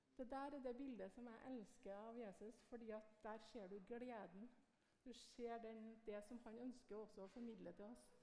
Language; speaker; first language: Norwegian; native; Norwegian